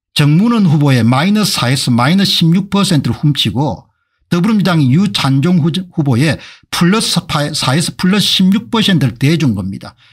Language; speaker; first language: Korean; native; Korean